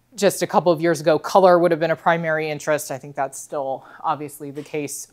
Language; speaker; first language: English; native; English